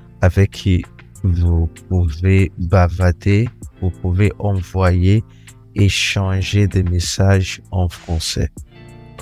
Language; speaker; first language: French; non-native, fluent; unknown